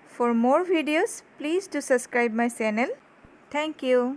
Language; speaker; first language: English; non-native, local second language; Assamese